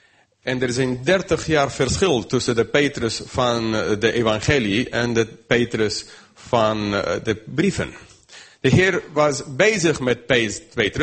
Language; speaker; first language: Dutch; non-native, fluent; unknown